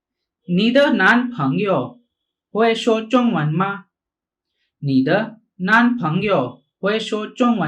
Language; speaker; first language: Chinese; non-native, fluent; Hindi